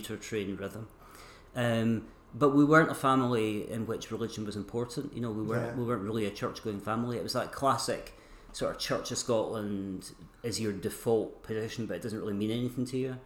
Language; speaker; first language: English; native; English